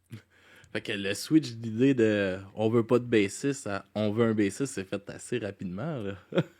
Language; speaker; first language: French; native; French